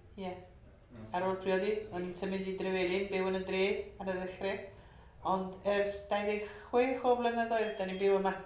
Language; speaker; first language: Welsh; early bilingual, heritage; Welsh